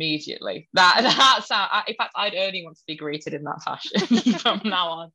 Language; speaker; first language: English; native; English